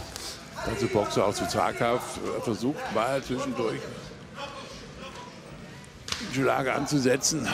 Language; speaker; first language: German; native; German